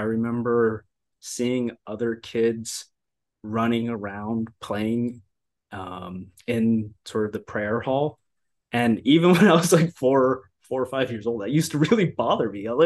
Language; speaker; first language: English; native; English